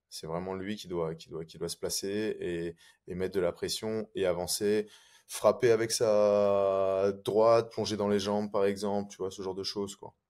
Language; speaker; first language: French; native; French